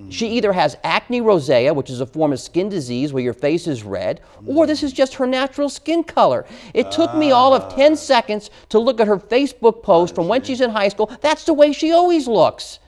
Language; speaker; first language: English; native; English